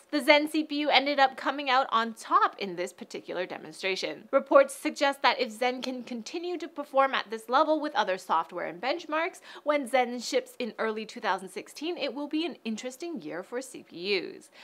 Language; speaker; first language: English; native; English